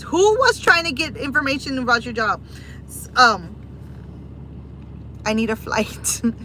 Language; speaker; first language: English; early bilingual, other home language; Spanish